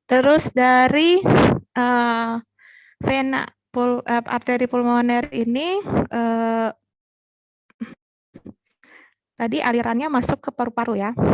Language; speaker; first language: Indonesian; native; Indonesian